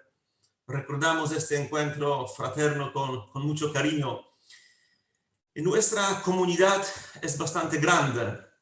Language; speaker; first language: Spanish; non-native, fluent; Polish